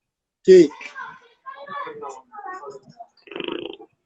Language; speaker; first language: Spanish; non-native, learner; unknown